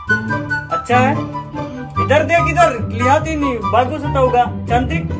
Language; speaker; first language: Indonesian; non-native, learner; Hindi